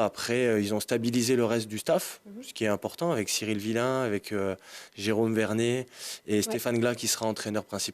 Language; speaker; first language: French; native; French